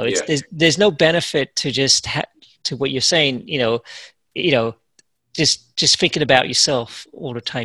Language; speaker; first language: English; native; English